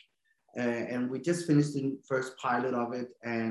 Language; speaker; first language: English; non-native, fluent; Danish